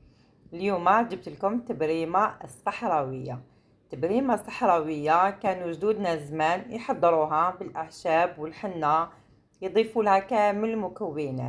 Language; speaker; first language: Arabic; native; Arabic